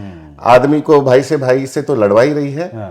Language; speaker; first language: Hindi; native; Hindi